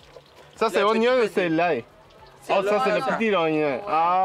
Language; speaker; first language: French; non-native, learner; English